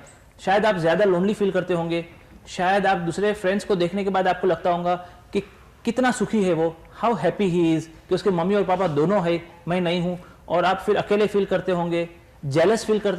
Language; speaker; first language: Hindi; native; Hindi